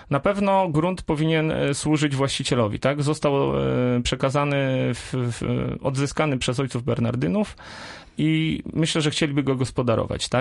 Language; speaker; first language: Polish; native; Polish